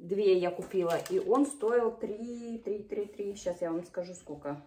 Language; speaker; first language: Russian; native; Russian